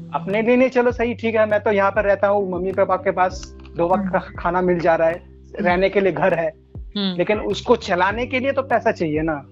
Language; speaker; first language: Hindi; non-native, local second language; Bangla